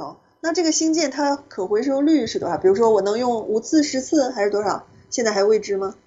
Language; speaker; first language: Chinese; native; Chinese